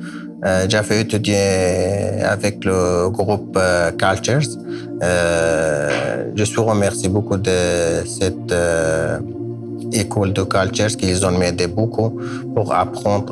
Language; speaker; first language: French; non-native, learner; Kurdish